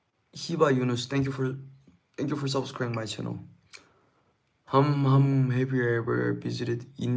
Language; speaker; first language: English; non-native, learner; Korean